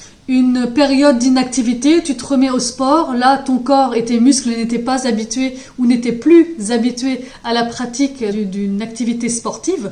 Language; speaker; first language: French; native; French